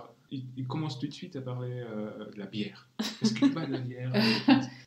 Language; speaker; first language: French; non-native, fluent; Czech